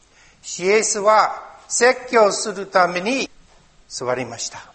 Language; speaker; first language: Japanese; non-native, learner; English